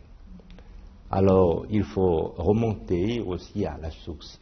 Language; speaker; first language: French; non-native, fluent; Chinese